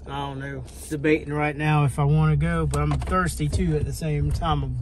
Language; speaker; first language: English; native; English